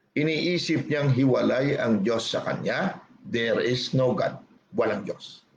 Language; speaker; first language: Filipino; non-native, local second language; Hiligaynon